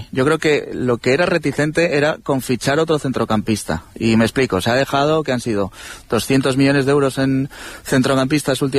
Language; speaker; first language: Spanish; native; Spanish